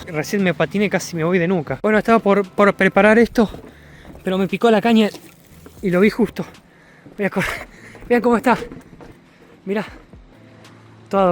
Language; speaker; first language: Spanish; native; Spanish